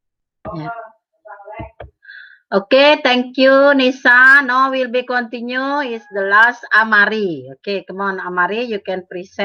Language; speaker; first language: English; non-native, fluent; Indonesian